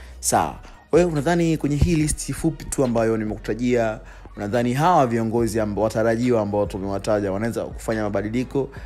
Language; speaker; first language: Swahili; native; Swahili